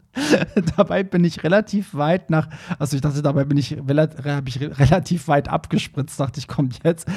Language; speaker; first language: German; non-native, fluent; Persian